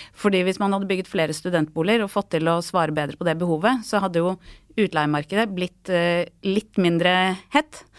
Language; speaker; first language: Norwegian; native; Norwegian